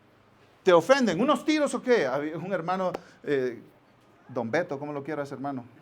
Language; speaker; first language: Spanish; native; Spanish